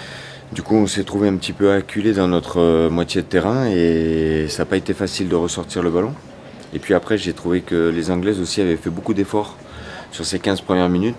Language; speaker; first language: French; native; French